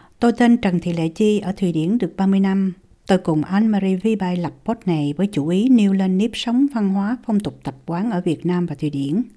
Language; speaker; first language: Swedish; non-native, fluent; Vietnamese